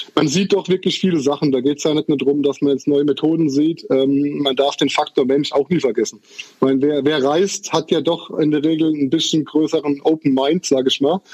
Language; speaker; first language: German; native; German